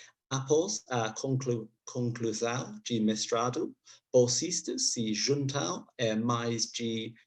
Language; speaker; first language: Portuguese; non-native, learner; English